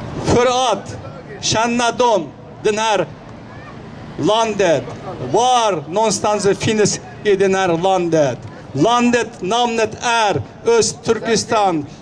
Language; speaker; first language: Swedish; non-native, fluent; Uyghur